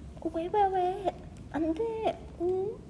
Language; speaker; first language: Korean; non-native, fluent; Chinese